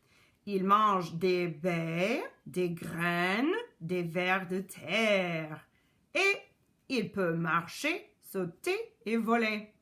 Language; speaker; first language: French; non-native, local second language; English